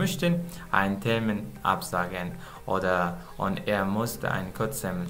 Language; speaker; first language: German; non-native, fluent; Persian